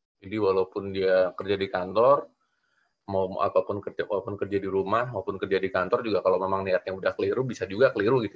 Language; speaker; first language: Indonesian; native; Indonesian